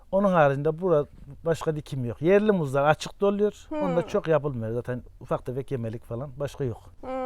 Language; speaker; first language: Turkish; native; Turkish